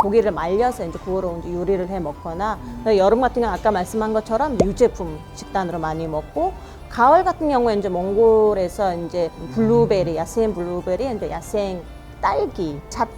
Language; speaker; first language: Korean; non-native, fluent; Mongolian